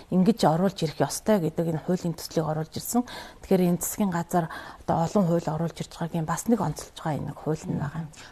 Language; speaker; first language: Mongolian; native; Mongolian